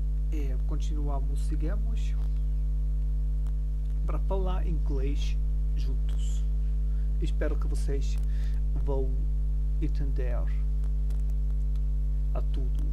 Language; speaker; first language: Portuguese; non-native, learner; German